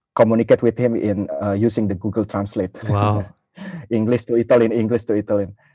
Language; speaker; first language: English; non-native, learner; Indonesian